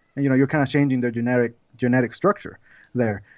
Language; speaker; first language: English; non-native, fluent; Spanish